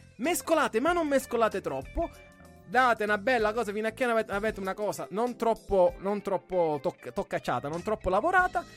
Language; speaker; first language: Italian; native; Italian